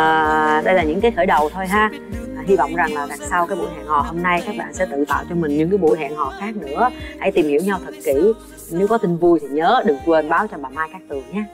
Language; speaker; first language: Vietnamese; native; Vietnamese